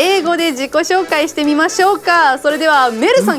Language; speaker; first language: Japanese; native; Japanese